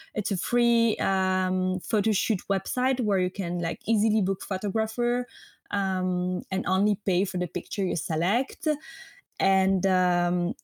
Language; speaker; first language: English; non-native, fluent; French